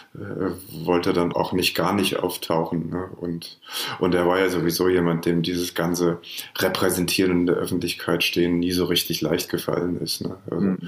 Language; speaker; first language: German; native; German